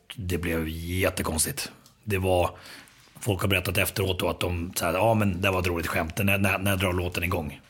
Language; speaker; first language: Swedish; early bilingual, other home language; Finnish